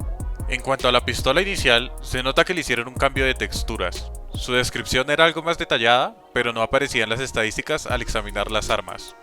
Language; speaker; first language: Spanish; native; Spanish